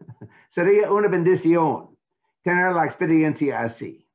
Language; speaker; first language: Spanish; non-native, fluent; English